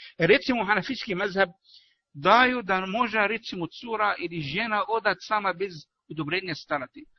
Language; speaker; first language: Bosnian; non-native, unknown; Arabic